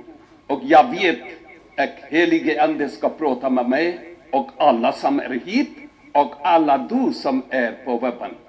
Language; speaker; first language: Swedish; non-native, fluent; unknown